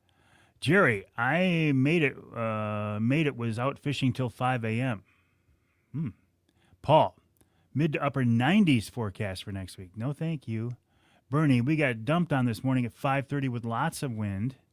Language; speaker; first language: English; native; English